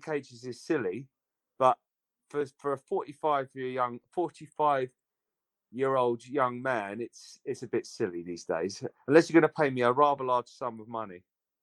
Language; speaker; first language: English; native; English